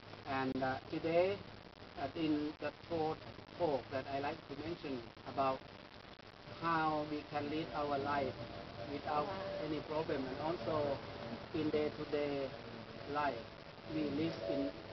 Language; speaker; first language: English; non-native, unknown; Thai